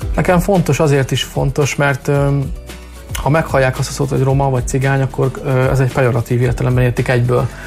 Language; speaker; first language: Hungarian; native; Hungarian